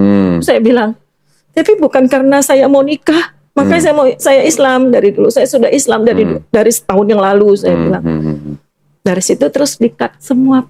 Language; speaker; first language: Indonesian; native; Indonesian